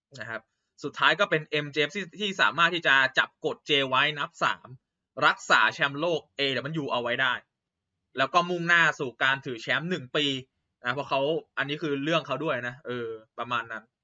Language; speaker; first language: Thai; native; Thai